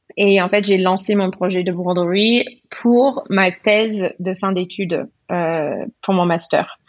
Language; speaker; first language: French; non-native, fluent; English